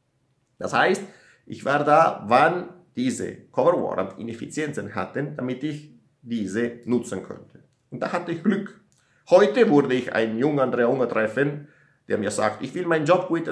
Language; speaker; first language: German; non-native, learner; Italian